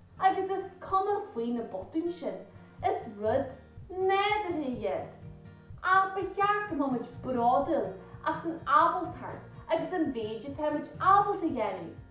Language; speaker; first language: Irish; native; Irish